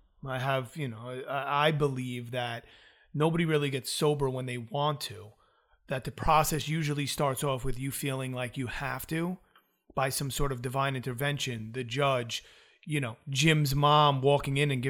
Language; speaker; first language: English; native; English